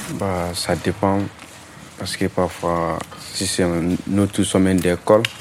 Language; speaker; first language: French; non-native, learner; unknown